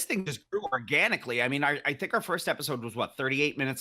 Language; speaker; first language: English; native; English